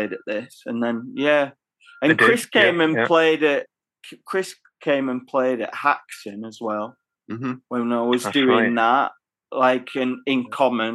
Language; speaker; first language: English; native; English